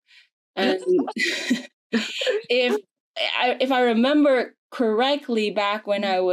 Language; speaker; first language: English; non-native, local second language; Filipino